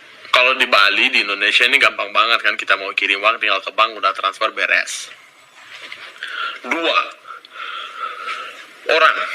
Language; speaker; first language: Indonesian; early bilingual, other home language; Russian